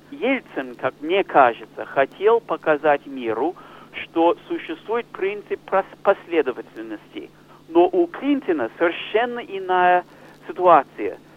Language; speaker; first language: Russian; non-native, fluent; English